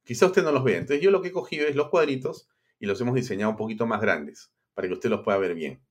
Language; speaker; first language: Spanish; native; Spanish